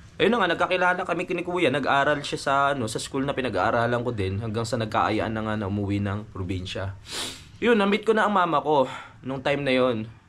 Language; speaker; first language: Filipino; native; Filipino